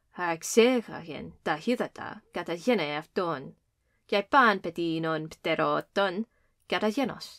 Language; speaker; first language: Greek; non-native, fluent; English